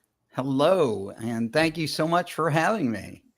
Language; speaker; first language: English; native; English